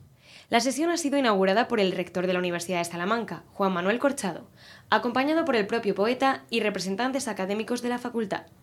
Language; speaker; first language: Spanish; native; Spanish